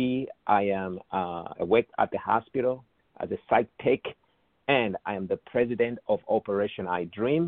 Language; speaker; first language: English; non-native, local second language; Bemba